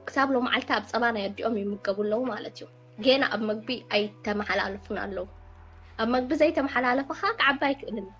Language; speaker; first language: Tigrinya; early bilingual, heritage; Tigrinya